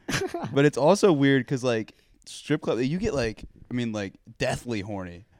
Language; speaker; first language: English; native; English